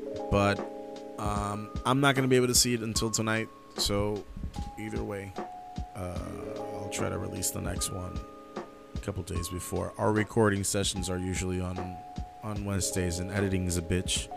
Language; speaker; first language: English; early bilingual, other home language; Spanish